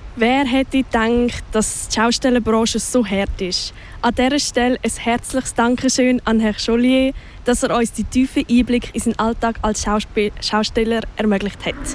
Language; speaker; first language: German; native; German